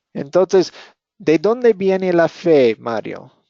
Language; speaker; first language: Spanish; non-native, fluent; English